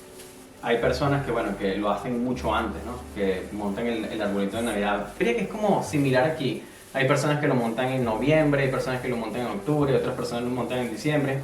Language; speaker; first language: Spanish; native; Spanish